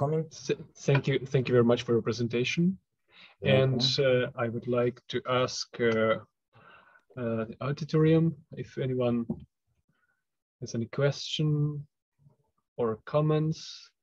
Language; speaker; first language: English; non-native, fluent; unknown